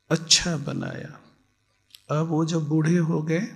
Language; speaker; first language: Hindi; native; Hindi